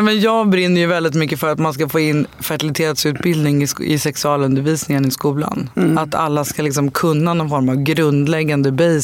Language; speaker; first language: Swedish; native; Swedish